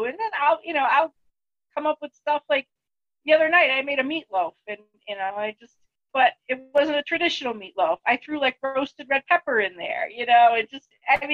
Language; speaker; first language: English; native; English